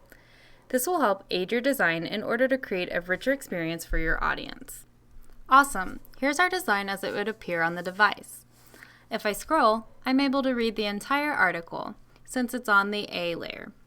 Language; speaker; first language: English; native; English